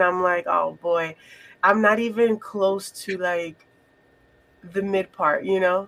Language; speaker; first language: English; native; English